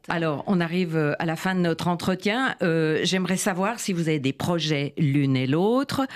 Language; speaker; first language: French; native; French